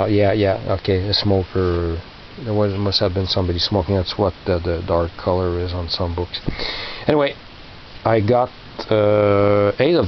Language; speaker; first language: English; non-native, local second language; French